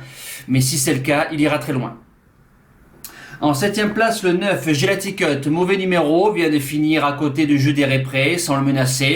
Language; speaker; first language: French; native; French